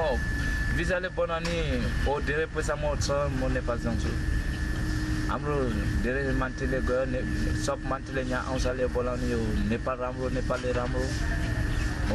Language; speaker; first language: Nepali; non-native, learner; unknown